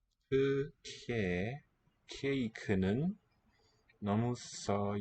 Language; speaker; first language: Korean; non-native, learner; English